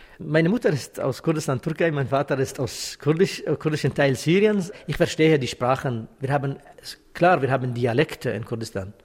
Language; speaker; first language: German; non-native, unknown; Kurdish